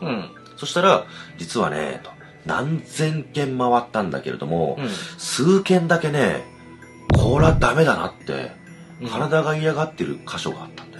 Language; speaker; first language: Japanese; native; Japanese